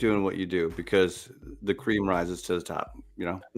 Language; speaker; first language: English; native; English